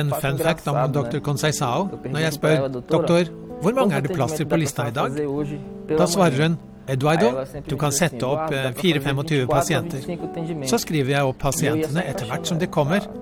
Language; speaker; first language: Norwegian; native; Norwegian